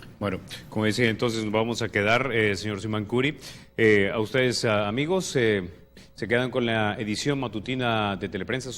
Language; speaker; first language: Spanish; native; Spanish